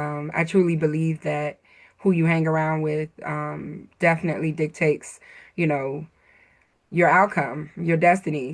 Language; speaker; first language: English; native; English